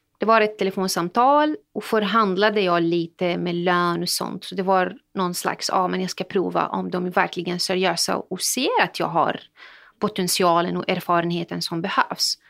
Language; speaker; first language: Swedish; non-native, fluent; Arabic